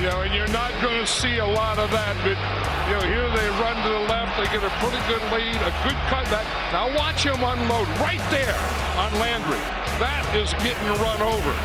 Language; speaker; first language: English; native; English